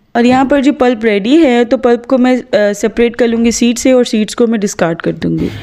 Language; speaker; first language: Urdu; native; Urdu